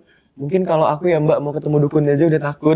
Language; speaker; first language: Indonesian; native; Indonesian